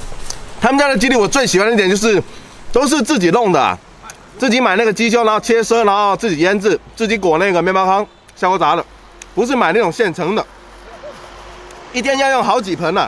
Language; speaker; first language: Chinese; native; Chinese